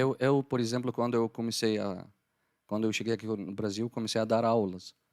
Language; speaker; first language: Portuguese; non-native, fluent; Arabic